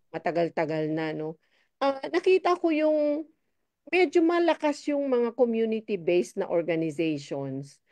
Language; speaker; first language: Filipino; native; Filipino